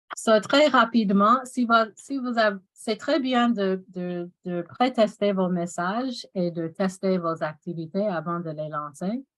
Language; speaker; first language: French; non-native, fluent; English